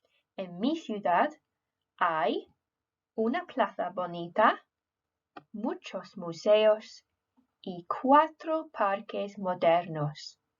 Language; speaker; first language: Spanish; non-native, fluent; English